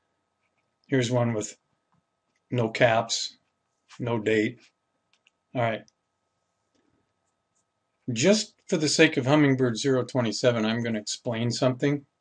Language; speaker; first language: English; native; English